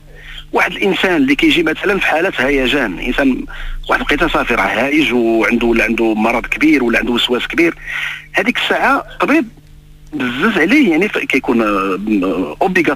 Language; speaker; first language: Arabic; native; Arabic